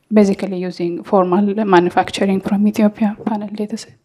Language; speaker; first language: English; non-native, fluent; Amharic